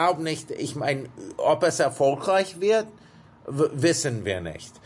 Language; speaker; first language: German; non-native, fluent; English